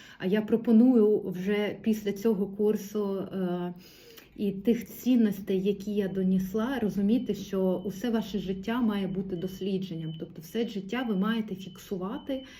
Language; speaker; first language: Ukrainian; non-native, local second language; Russian